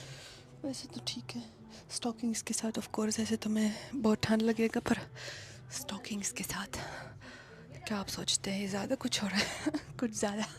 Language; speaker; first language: Hindi; non-native, fluent; Russian